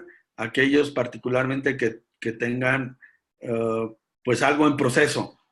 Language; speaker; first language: Spanish; native; Spanish